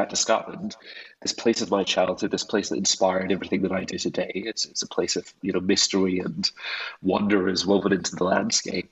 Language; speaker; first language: English; native; English